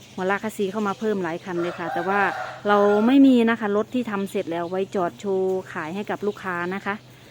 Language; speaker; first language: Thai; native; Thai